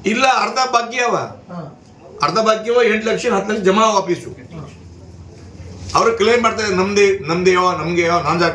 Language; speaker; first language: Kannada; non-native, local second language; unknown